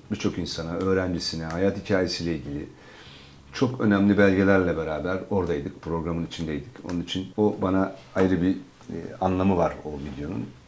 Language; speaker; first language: Turkish; native; Turkish